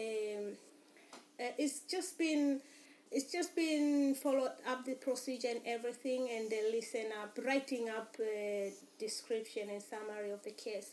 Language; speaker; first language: English; non-native, local second language; Swahili